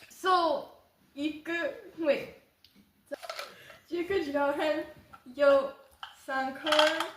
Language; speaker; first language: Chinese; non-native, learner; English